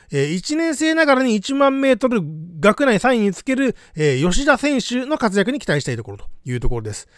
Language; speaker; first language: Japanese; native; Japanese